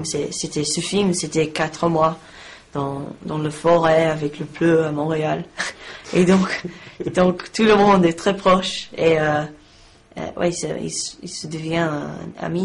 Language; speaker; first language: French; non-native, learner; English